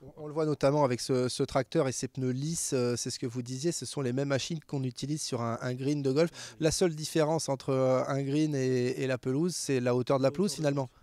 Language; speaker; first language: French; native; French